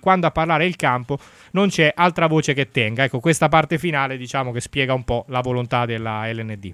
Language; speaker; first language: Italian; native; Italian